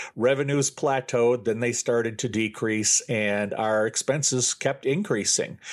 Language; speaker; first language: English; native; English